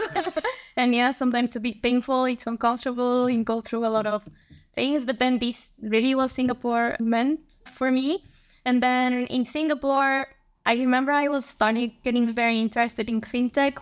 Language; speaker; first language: English; non-native, fluent; Spanish